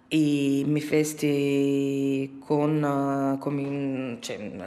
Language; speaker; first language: Italian; non-native, fluent; Arabic